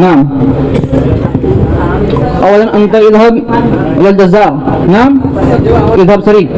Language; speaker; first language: Arabic; non-native, learner; Urdu